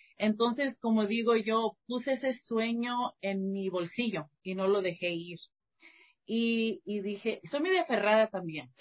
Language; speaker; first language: Spanish; early bilingual, heritage; Spanish